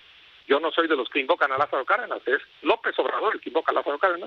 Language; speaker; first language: Spanish; native; Spanish